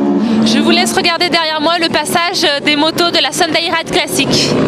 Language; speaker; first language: French; native; French